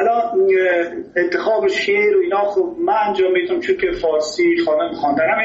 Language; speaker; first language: Persian; native; Persian